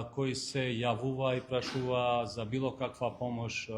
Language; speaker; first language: Macedonian; non-native, local second language; Albanian